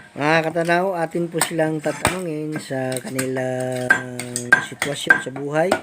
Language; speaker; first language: Filipino; native; Filipino